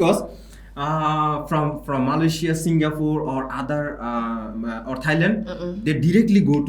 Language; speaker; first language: English; non-native, local second language; Bangla